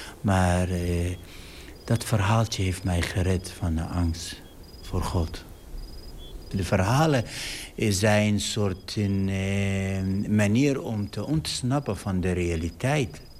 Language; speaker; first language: Dutch; non-native, fluent; Arabic